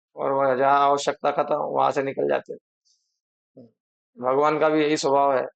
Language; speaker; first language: Hindi; non-native, local second language; Marathi